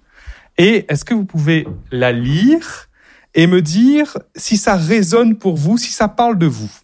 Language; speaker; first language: French; native; French